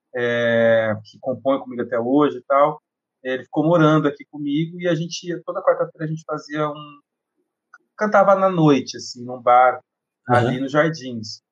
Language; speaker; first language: Portuguese; native; Portuguese